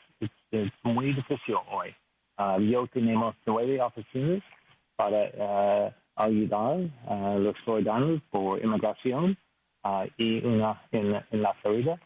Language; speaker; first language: Spanish; non-native, learner; English